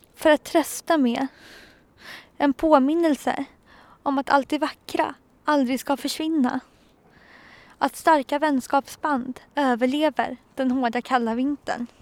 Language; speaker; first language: Swedish; native; Swedish